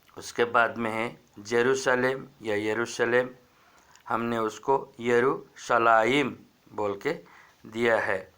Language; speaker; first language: Hindi; native; Hindi